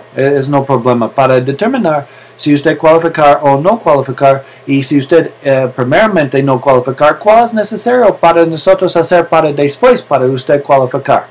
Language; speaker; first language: Spanish; non-native, learner; English